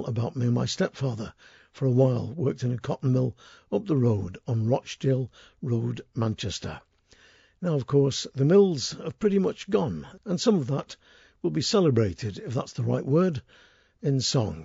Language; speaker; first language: English; native; English